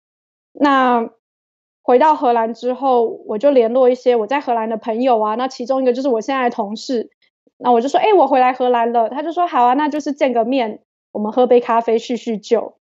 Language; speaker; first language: Chinese; native; Chinese